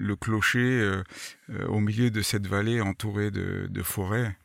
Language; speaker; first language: French; native; French